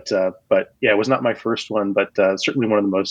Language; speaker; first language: English; native; English